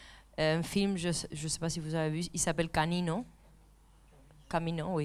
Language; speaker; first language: French; non-native, fluent; Spanish